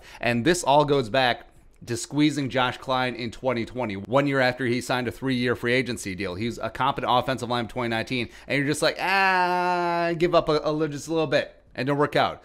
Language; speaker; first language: English; native; English